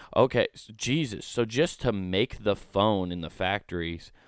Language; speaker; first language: English; native; English